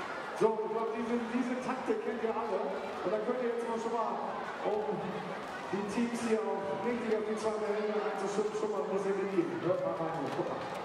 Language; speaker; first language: German; native; German